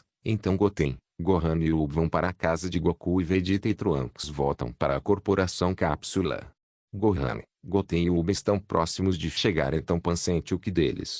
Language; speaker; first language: Portuguese; native; Portuguese